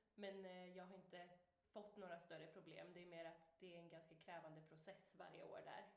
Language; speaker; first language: Swedish; native; Swedish